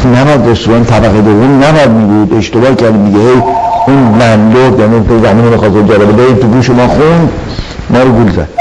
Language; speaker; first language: Persian; native; Persian